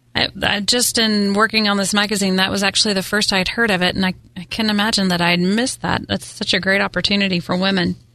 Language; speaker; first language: English; native; English